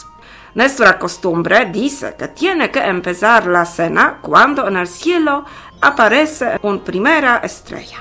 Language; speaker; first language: Spanish; non-native, learner; Polish